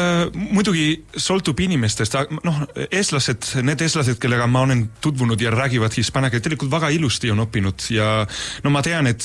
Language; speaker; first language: Estonian; non-native, fluent; Spanish